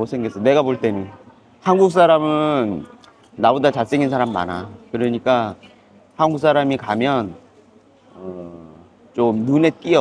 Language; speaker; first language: Korean; native; Korean